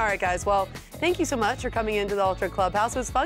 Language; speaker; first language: English; native; English